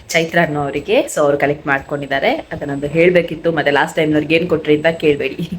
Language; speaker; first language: Kannada; native; Kannada